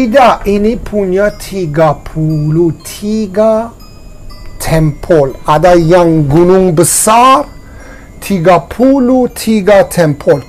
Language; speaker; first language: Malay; non-native, learner; Persian